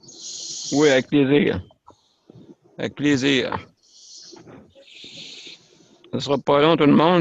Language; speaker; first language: French; native; French